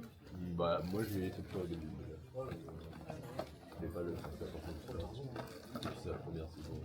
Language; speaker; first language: French; native; French